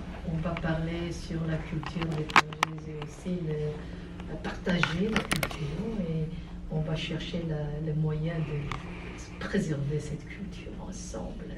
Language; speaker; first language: French; non-native, fluent; Korean